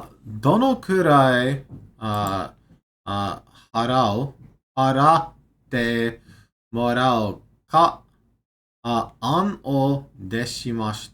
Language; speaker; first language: Japanese; non-native, learner; English